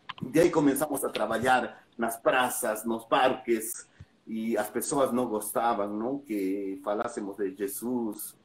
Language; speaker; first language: Portuguese; non-native, learner; Spanish